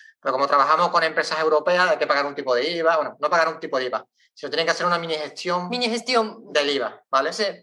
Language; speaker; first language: Spanish; native; Spanish